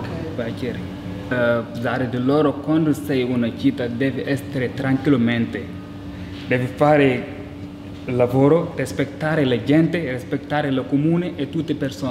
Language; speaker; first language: Italian; non-native, learner; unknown